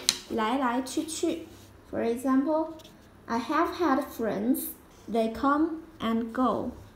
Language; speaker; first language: English; non-native, fluent; Chinese